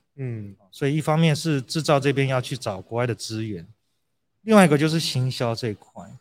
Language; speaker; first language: Chinese; early bilingual, heritage; Portuguese